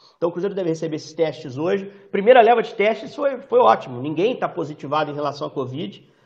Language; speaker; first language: Portuguese; native; Portuguese